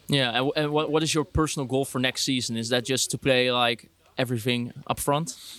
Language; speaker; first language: English; non-native, fluent; Dutch